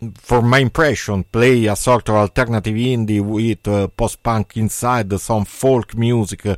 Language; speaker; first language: English; non-native, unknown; Italian